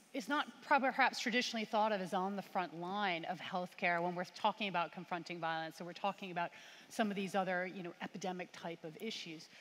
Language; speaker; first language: English; native; English